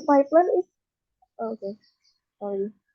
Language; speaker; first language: English; non-native, learner; Indonesian